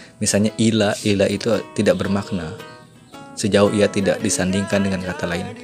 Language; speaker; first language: Indonesian; non-native, local second language; Sundanese